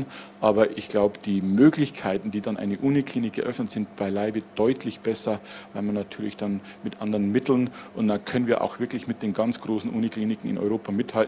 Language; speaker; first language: German; native; German